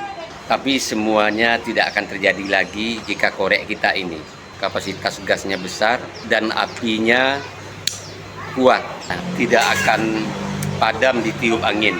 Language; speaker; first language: Indonesian; native; Indonesian